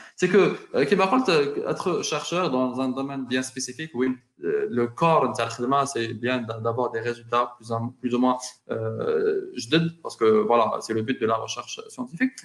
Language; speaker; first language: French; non-native, local second language; Arabic